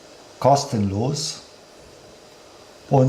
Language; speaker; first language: German; non-native, fluent; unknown